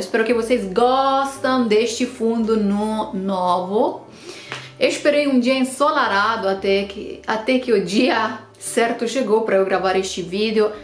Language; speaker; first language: Portuguese; non-native, fluent; Romanian